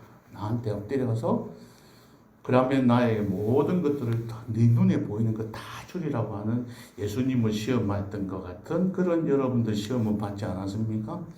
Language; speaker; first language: Korean; native; Korean